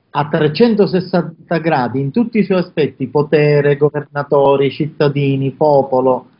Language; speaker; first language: Italian; native; Italian